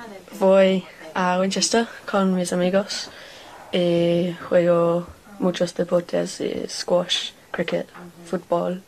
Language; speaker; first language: Spanish; non-native, learner; English